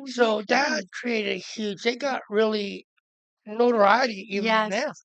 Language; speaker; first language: English; native; English